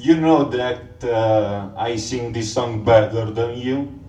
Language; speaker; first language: English; non-native, learner; Italian